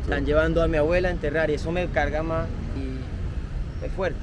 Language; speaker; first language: Spanish; native; Spanish